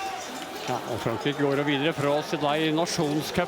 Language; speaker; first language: Norwegian; native; Norwegian